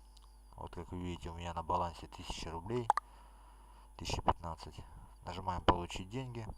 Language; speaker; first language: Russian; native; Russian